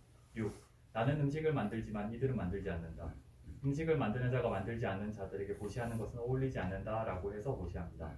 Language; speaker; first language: Korean; native; Korean